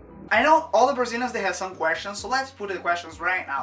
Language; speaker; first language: English; non-native, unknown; Portuguese